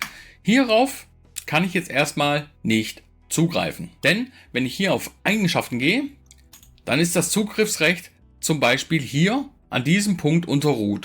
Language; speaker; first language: German; native; German